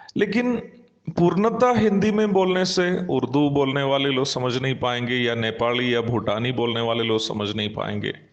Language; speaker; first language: Hindi; non-native, local second language; Malayalam